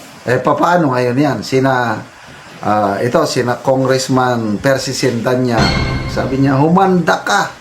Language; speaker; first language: Filipino; native; Filipino